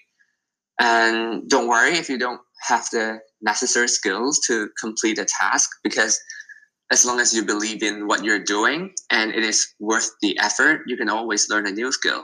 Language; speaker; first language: English; non-native, local second language; Cantonese